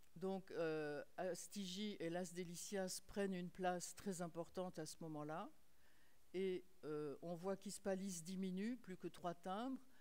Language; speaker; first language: French; native; French